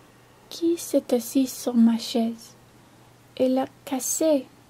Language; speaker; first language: French; non-native, learner; English